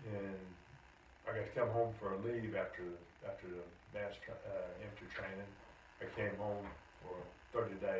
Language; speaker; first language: English; native; English